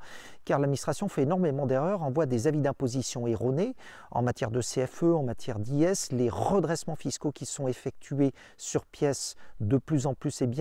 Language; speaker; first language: French; native; French